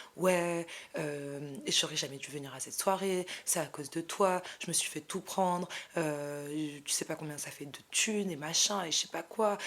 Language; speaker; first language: French; non-native, local second language; Arabic